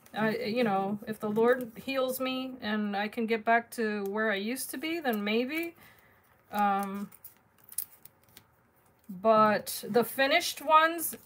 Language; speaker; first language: English; native; English